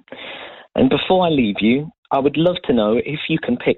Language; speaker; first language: English; native; English